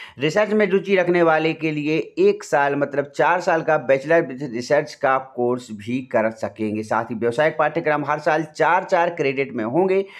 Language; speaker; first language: Hindi; native; Hindi